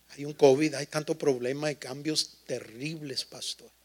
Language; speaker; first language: Spanish; early bilingual, heritage; Spanish